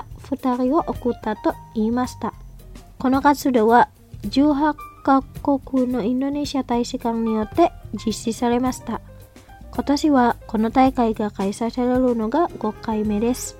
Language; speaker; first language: Japanese; non-native, fluent; Indonesian